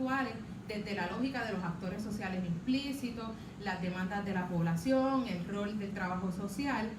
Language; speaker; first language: Spanish; native; Spanish